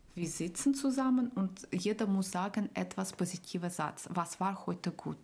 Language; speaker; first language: German; non-native, learner; Ukrainian